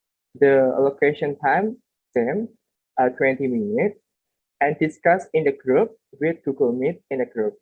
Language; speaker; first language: English; non-native, learner; Indonesian